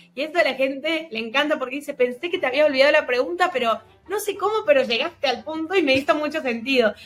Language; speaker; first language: Spanish; native; Spanish